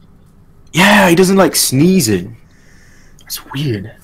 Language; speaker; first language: English; native; English